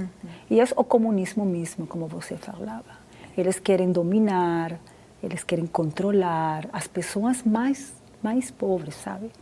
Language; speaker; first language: Portuguese; non-native, fluent; Spanish